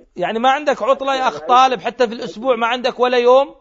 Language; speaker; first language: Arabic; native; Arabic